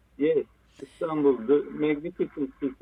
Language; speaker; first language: English; non-native, learner; Turkish